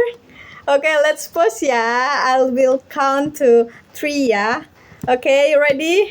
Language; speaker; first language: English; non-native, learner; Indonesian